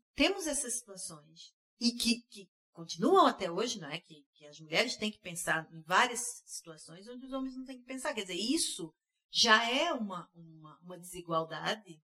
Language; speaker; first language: Portuguese; early bilingual, heritage; English